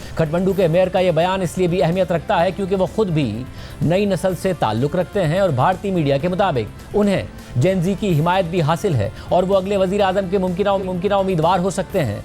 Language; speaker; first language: Urdu; native; Urdu